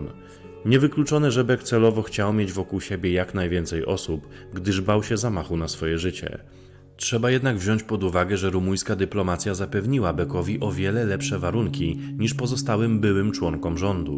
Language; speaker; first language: Polish; native; Polish